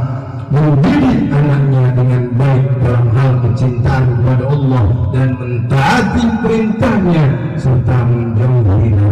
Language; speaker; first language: Indonesian; native; Indonesian